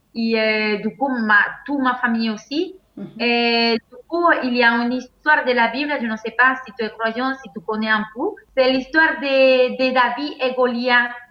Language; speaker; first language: French; non-native, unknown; Spanish